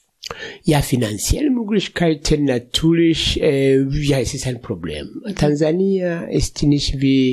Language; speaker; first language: German; non-native, fluent; Swahili